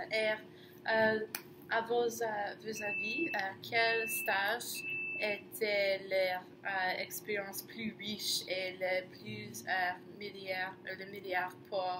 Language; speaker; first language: French; non-native, learner; English